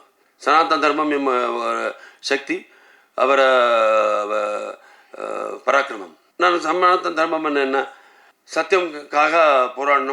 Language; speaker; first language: Tamil; non-native, local second language; Telugu